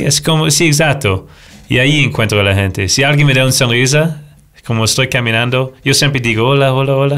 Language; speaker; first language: Spanish; non-native, fluent; English